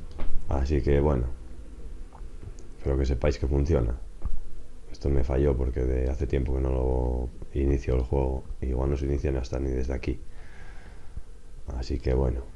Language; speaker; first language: Spanish; native; Spanish